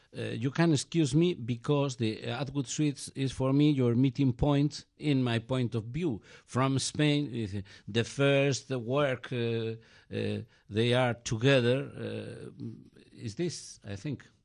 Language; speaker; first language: English; non-native, learner; Galician